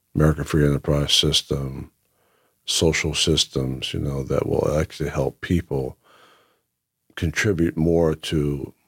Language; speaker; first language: English; native; English